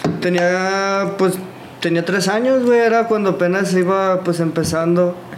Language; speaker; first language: Spanish; early bilingual, other home language; English